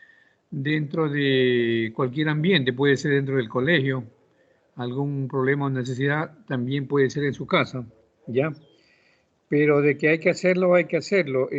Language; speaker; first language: Spanish; native; Spanish